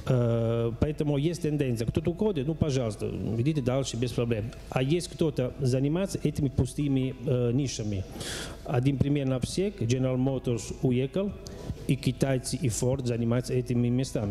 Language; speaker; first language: Russian; non-native, fluent; Italian